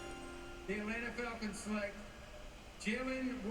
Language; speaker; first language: English; native; English